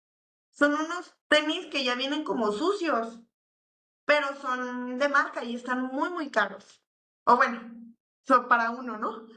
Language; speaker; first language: Spanish; native; Spanish